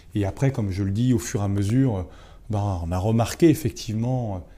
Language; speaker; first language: French; native; French